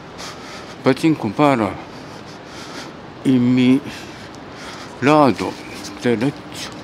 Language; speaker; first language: Spanish; non-native, learner; Japanese